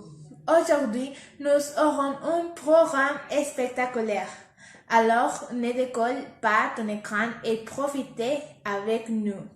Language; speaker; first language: French; non-native, learner; Spanish